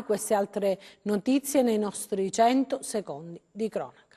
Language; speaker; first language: Italian; native; Italian